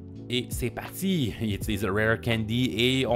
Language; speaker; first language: French; native; French